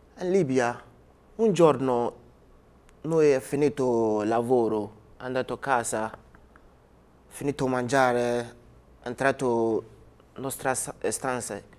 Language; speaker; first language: Italian; non-native, learner; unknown